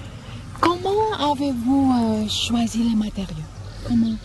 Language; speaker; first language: French; non-native, learner; English